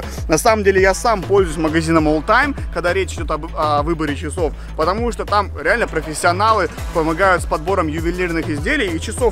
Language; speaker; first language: Russian; native; Russian